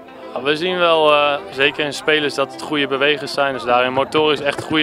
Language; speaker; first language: Dutch; native; Dutch